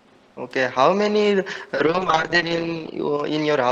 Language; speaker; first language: English; non-native, learner; Hindi